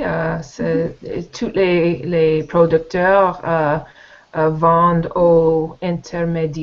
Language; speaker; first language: French; non-native, learner; English